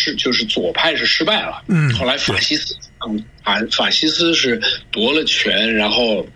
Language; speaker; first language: Chinese; early bilingual, other home language; English